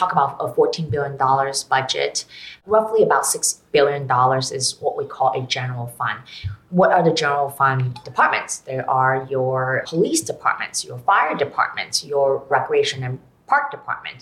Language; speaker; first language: English; non-native, local second language; Cantonese